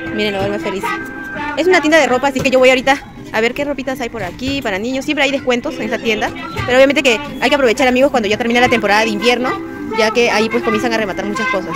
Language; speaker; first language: Spanish; native; Spanish